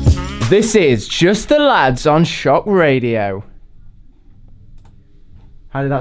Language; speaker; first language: English; native; English